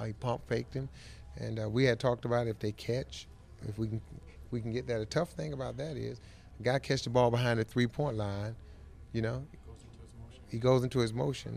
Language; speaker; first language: English; native; English